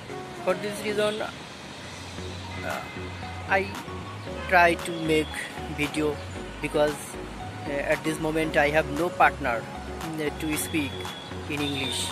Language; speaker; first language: English; non-native, learner; Bangla